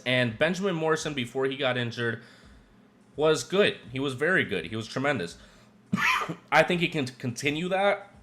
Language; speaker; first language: English; native; English